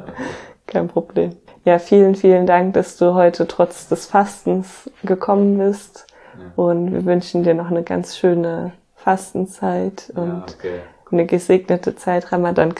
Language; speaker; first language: German; native; German